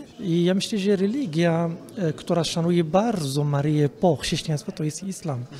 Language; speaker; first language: Polish; non-native, fluent; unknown